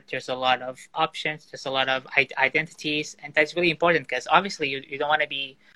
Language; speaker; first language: English; non-native, fluent; Portuguese